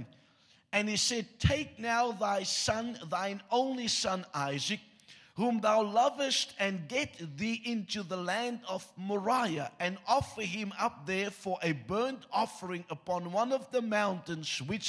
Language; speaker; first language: English; non-native, local second language; Afrikaans